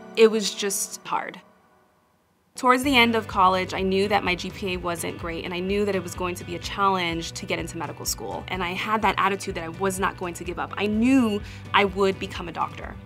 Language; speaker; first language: English; native; English